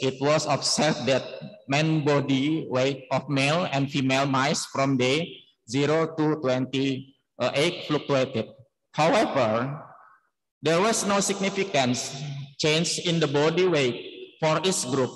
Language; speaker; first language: English; non-native, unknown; Indonesian